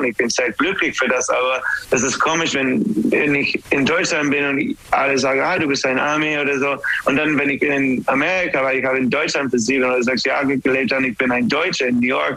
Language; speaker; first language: German; non-native, learner; English